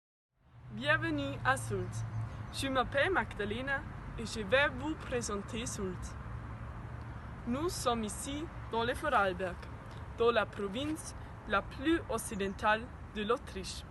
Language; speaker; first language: French; non-native, learner; German